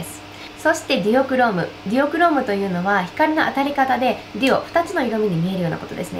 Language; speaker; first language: Japanese; native; Japanese